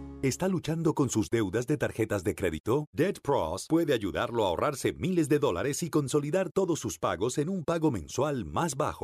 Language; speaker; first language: Spanish; non-native, learner; English